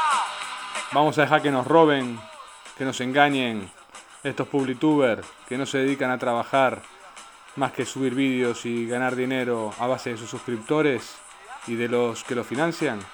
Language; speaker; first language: Spanish; native; Spanish